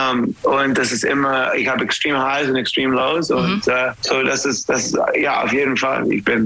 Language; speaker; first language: German; non-native, learner; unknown